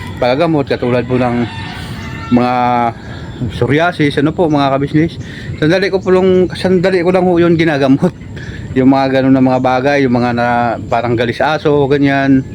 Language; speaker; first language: Filipino; non-native, local second language; Bikol